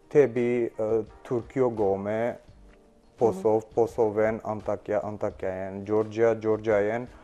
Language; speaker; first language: Armenian; early bilingual, heritage; Armenian